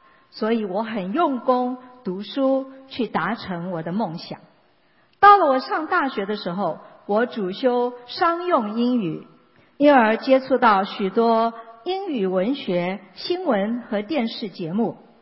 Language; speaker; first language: Chinese; native; Chinese